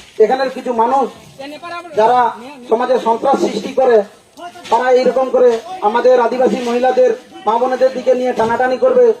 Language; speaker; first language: Bangla; non-native, local second language; Santali